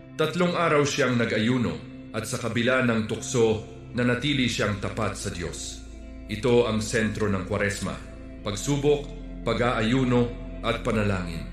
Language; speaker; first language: Filipino; native; Filipino